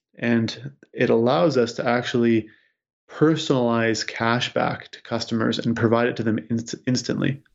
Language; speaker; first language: English; native; English